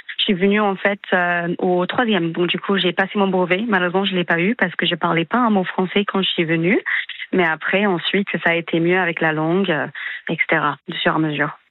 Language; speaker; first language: French; non-native, fluent; English